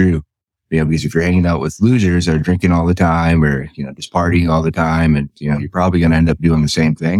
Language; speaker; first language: English; native; English